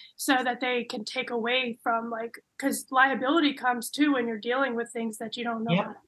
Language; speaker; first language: English; native; English